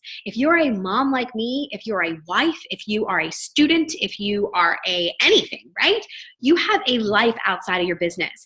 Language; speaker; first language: English; native; English